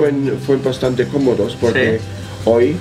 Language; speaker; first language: Spanish; non-native, learner; German